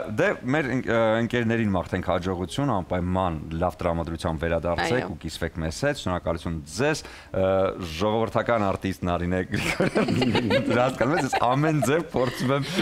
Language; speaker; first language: Armenian; native; Armenian